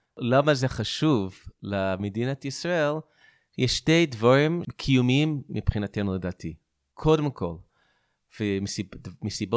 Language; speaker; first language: Hebrew; non-native, fluent; English